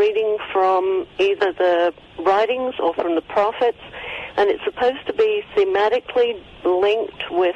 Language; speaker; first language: English; native; English